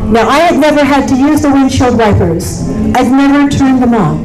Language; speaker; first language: English; native; English